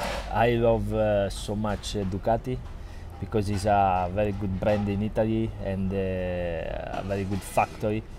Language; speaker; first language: English; non-native, learner; Italian